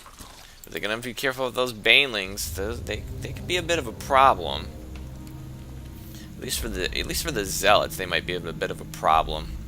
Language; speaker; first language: English; native; English